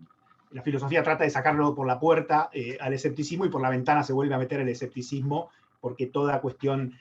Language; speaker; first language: Spanish; native; Spanish